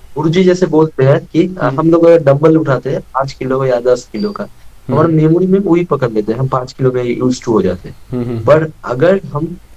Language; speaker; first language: Hindi; non-native, local second language; Bangla